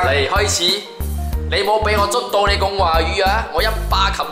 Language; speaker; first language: Cantonese; non-native, local second language; Chinese